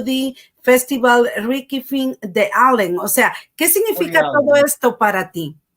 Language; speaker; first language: Spanish; native; Spanish